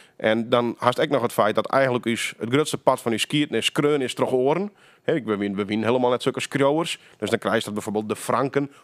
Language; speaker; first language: Dutch; non-native, local second language; Western Frisian